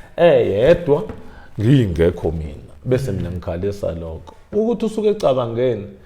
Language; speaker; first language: Zulu; native; Zulu